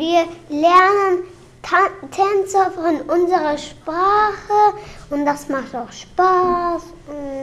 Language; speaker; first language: German; early bilingual, other home language; Turkish